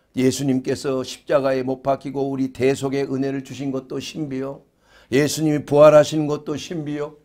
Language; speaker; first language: Korean; native; Korean